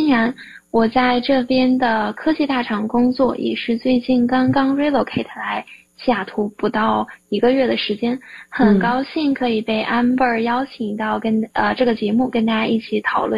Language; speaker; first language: Chinese; native; Chinese